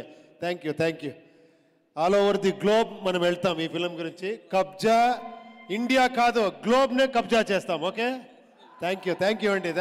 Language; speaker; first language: Telugu; non-native, local second language; Kannada